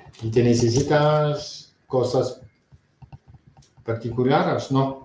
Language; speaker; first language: Spanish; non-native, learner; French